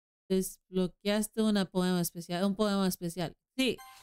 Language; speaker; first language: Spanish; non-native, learner; English